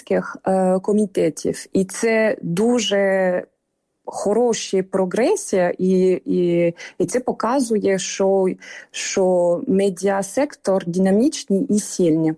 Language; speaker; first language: Ukrainian; non-native, fluent; French